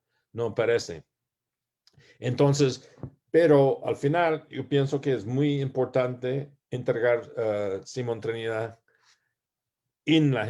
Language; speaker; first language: Spanish; non-native, learner; English